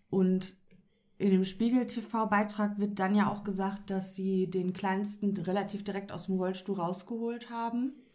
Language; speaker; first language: German; native; German